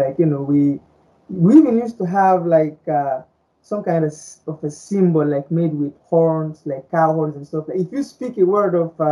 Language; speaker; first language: English; non-native, fluent; Fula